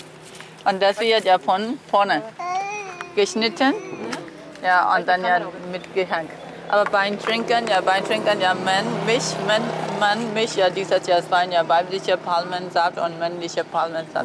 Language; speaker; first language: German; non-native, learner; Burmese